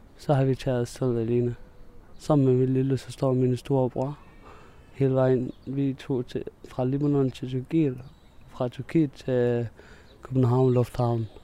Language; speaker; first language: Danish; non-native, fluent; Arabic